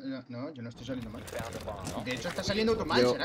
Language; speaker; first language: Spanish; native; Spanish